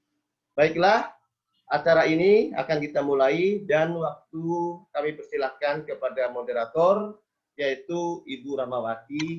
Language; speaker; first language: Indonesian; native; Indonesian